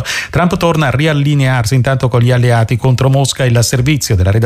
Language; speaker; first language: Italian; native; Italian